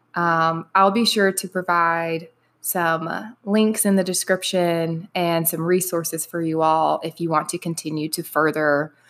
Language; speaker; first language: English; native; English